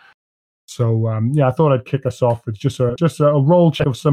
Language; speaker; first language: English; native; English